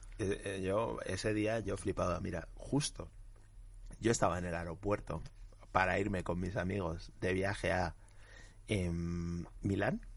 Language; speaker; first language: Spanish; early bilingual, other home language; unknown